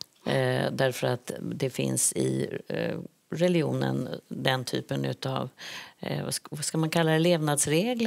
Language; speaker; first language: Swedish; native; Swedish